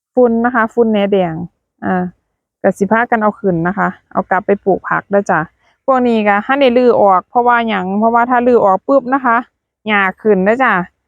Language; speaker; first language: Thai; native; Thai